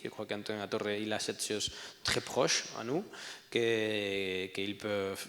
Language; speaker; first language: French; non-native, learner; Spanish